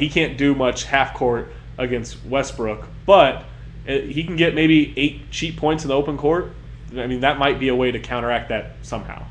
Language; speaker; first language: English; native; English